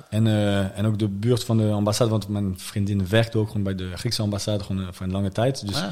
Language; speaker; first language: Dutch; non-native, fluent; French